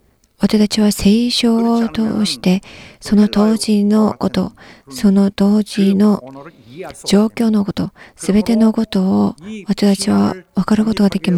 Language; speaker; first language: Japanese; non-native, learner; Korean